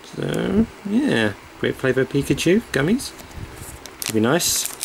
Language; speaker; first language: English; native; English